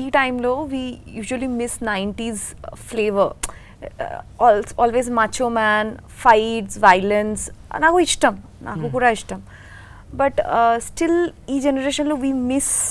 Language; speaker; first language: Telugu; non-native, learner; Bangla